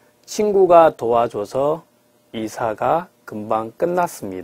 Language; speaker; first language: Korean; non-native, fluent; Chinese